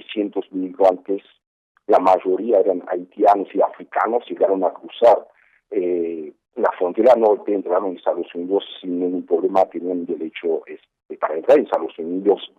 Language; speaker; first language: Spanish; non-native, fluent; Haitian Creole